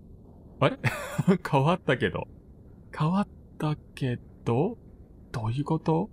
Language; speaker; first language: Japanese; non-native, fluent; English